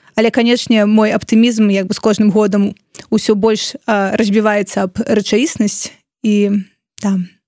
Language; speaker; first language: Belarusian; non-native, local second language; Russian